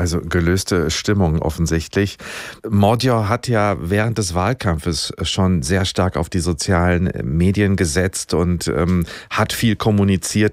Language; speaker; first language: German; native; German